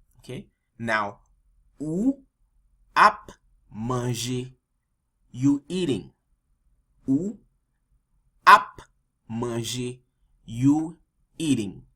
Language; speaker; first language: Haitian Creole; early bilingual, heritage; Haitian Creole